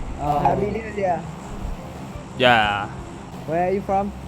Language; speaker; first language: English; non-native, learner; Vietnamese